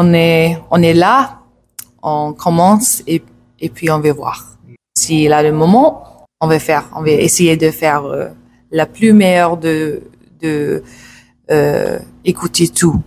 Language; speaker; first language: French; non-native, learner; English